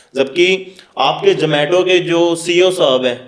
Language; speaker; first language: Hindi; non-native, local second language; Punjabi